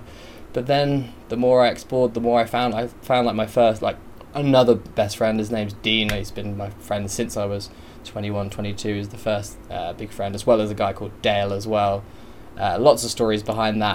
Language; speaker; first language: English; native; English